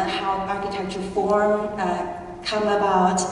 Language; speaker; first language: English; early bilingual, other home language; Chinese